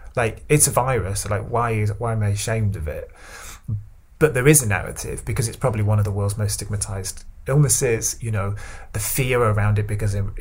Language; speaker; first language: English; native; English